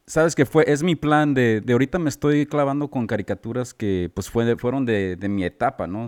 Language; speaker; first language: Spanish; early bilingual, heritage; Spanish